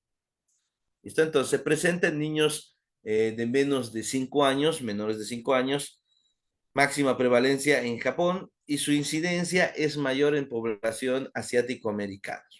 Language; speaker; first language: Spanish; native; Spanish